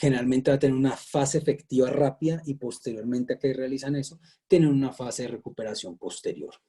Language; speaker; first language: Spanish; native; Spanish